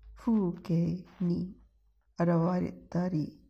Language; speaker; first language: Japanese; non-native, fluent; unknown